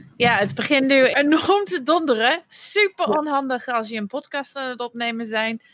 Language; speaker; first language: Dutch; non-native, fluent; English